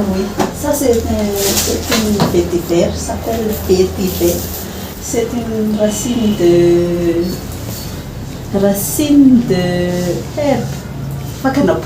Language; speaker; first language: French; non-native, learner; Malagasy